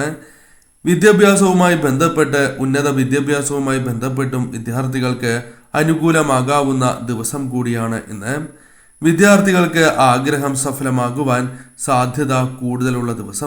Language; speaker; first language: Malayalam; native; Malayalam